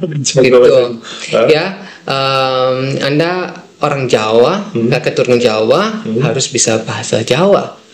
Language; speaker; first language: Indonesian; non-native, fluent; Dutch